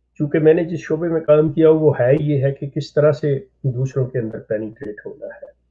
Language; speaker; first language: Urdu; native; Urdu